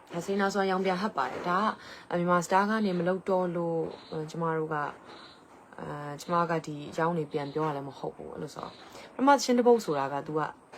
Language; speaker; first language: Burmese; native; Burmese